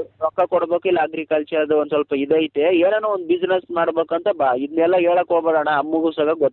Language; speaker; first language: Kannada; native; Kannada